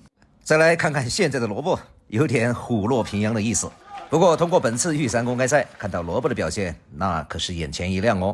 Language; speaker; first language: Chinese; native; Chinese